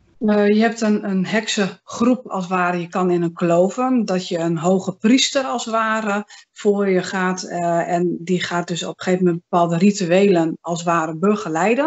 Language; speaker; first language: Dutch; native; Dutch